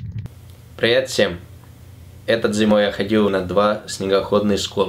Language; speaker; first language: Russian; non-native, learner; Finnish